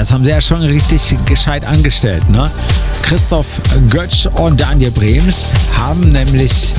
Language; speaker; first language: German; native; German